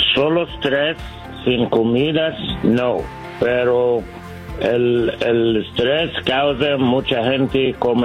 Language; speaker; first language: Spanish; non-native, learner; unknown